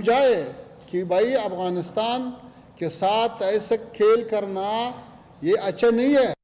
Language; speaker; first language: Hindi; non-native, fluent; Pashto